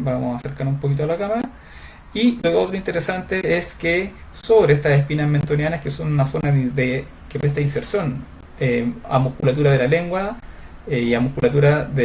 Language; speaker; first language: Spanish; native; Spanish